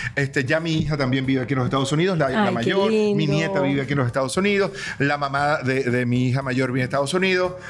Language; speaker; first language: Spanish; native; Spanish